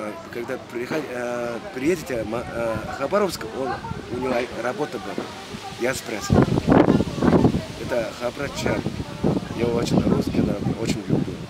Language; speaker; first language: Russian; non-native, learner; Mongolian